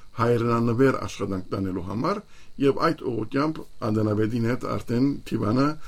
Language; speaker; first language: Armenian; native; Armenian